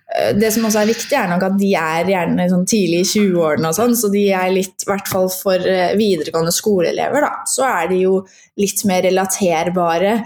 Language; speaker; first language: Norwegian; native; Norwegian